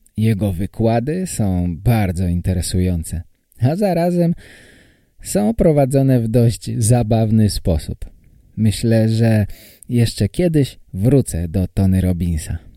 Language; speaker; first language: Polish; native; Polish